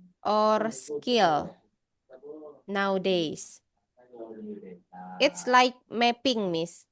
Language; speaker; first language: English; non-native, fluent; Indonesian